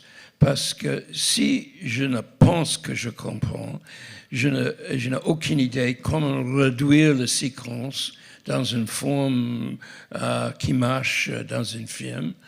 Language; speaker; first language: French; non-native, fluent; English